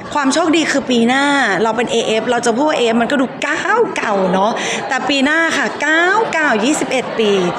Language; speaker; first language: Thai; native; Thai